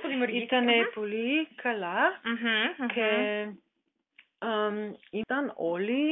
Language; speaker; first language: Greek; non-native, learner; German